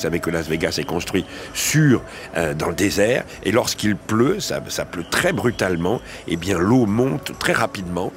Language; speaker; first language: French; native; French